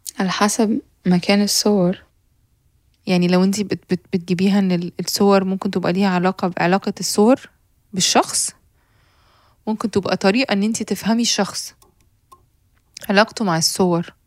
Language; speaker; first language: Arabic; native; Arabic